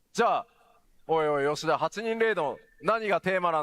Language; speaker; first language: Japanese; native; Japanese